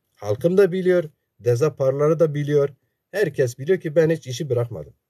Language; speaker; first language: Turkish; non-native, local second language; Zaza